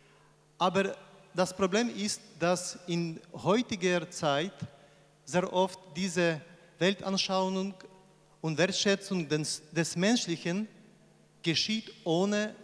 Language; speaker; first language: German; non-native, fluent; Ukrainian